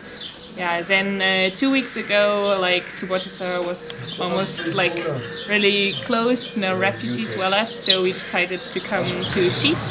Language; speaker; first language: English; non-native, fluent; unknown